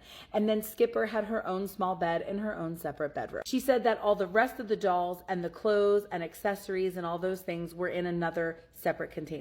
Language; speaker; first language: English; native; English